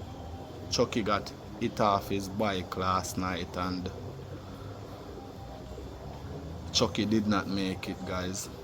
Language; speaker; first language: English; native; English